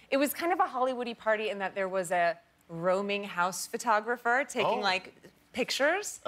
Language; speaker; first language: English; native; English